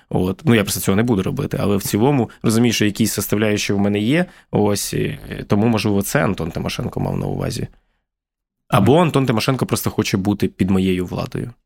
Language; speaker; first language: Ukrainian; native; Ukrainian